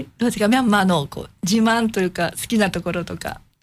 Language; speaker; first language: Japanese; native; Japanese